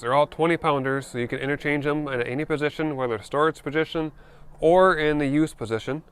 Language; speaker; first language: English; native; English